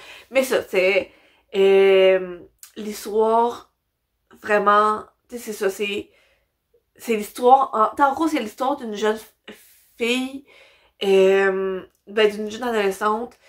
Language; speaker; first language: French; native; French